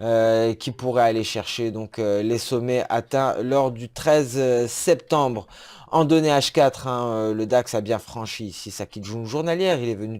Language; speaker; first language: French; native; French